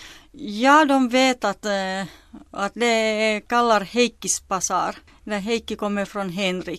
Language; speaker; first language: Swedish; non-native, local second language; Finnish